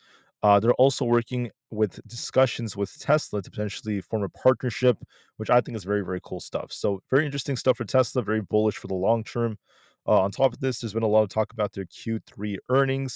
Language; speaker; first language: English; native; English